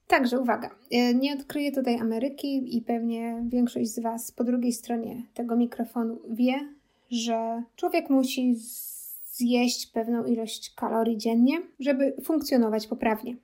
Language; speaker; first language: Polish; native; Polish